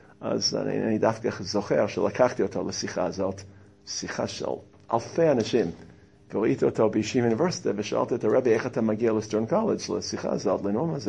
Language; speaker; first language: Hebrew; non-native, fluent; English